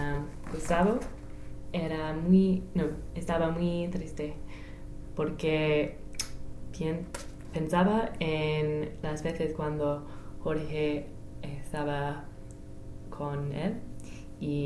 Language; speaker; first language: Spanish; non-native, learner; English